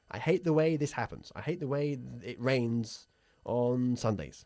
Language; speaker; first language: English; native; English